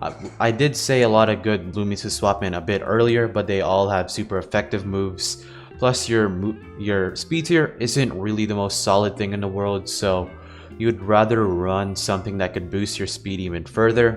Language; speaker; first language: English; native; English